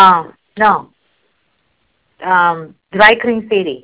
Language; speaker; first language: English; non-native, learner; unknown